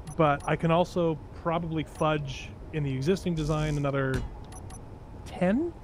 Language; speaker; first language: English; native; English